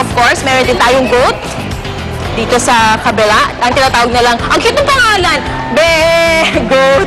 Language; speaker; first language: Filipino; native; Filipino